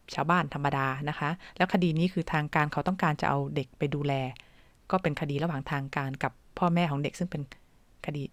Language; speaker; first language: Thai; native; Thai